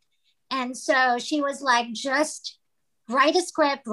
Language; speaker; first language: English; non-native, local second language; Filipino